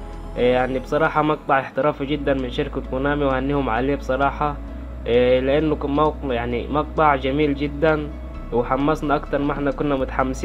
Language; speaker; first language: Arabic; native; Arabic